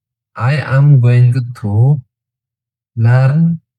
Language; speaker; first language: English; non-native, learner; Tigrinya